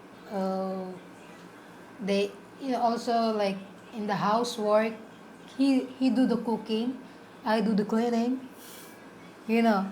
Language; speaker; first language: English; non-native, local second language; Cebuano